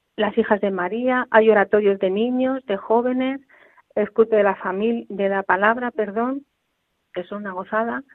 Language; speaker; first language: Spanish; native; Spanish